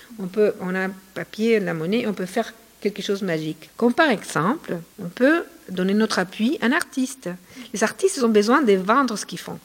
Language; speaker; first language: French; non-native, fluent; Spanish